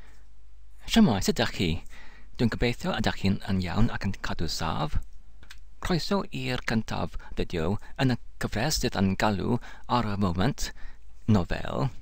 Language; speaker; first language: Welsh; non-native, learner; English